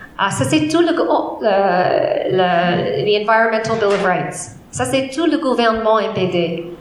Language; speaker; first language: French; non-native, learner; English